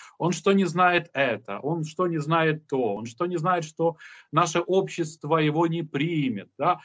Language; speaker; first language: Russian; non-native, local second language; Ukrainian